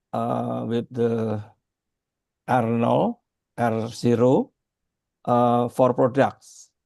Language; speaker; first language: English; non-native, learner; Indonesian